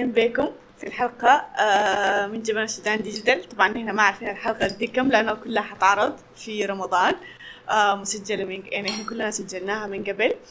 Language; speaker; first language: Arabic; native; Arabic